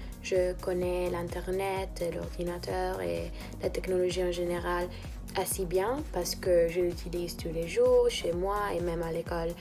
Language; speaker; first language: French; non-native, fluent; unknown